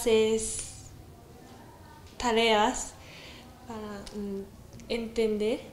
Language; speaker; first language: Spanish; non-native, learner; Japanese